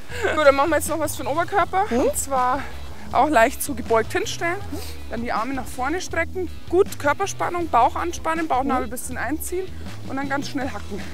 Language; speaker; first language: German; native; German